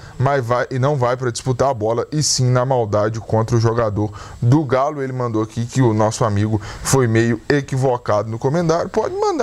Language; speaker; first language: Portuguese; native; Portuguese